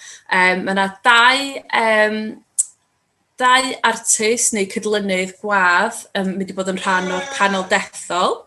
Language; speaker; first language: Welsh; native; Welsh